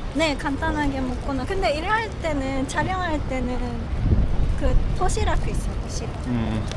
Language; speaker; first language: Korean; non-native, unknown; Japanese